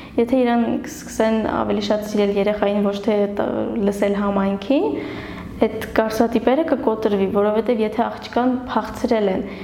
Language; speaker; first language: Armenian; non-native, local second language; Kurdish